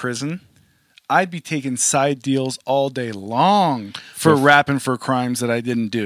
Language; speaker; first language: English; native; English